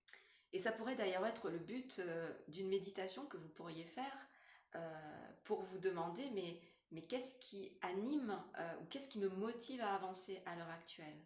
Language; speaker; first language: French; native; French